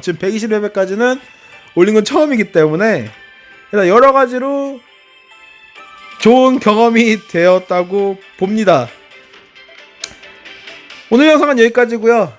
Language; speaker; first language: Korean; native; Korean